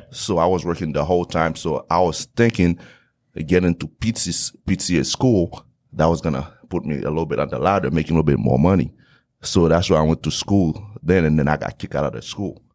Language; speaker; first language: English; non-native, fluent; Haitian Creole